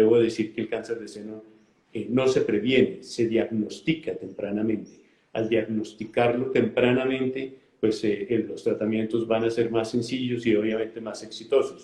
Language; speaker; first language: Spanish; native; Spanish